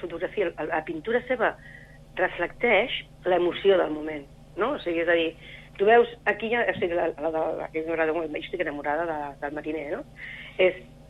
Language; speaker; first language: Catalan; native; Catalan